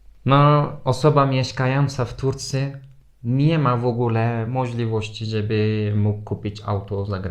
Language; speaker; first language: Polish; non-native, fluent; Turkish